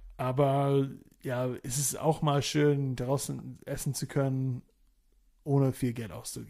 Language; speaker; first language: German; non-native, fluent; English